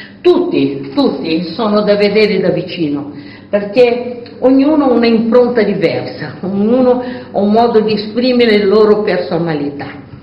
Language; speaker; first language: Italian; non-native, fluent; Portuguese